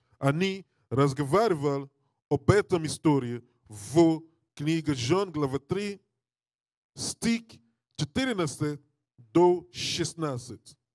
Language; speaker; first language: Russian; non-native, learner; English